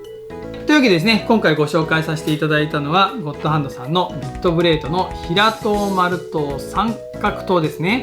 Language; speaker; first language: Japanese; native; Japanese